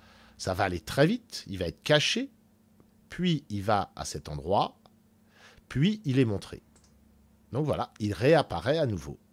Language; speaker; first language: French; native; French